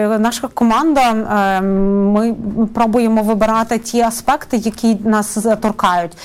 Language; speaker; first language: Ukrainian; native; Ukrainian